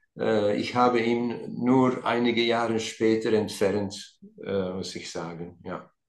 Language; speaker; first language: German; non-native, local second language; Dutch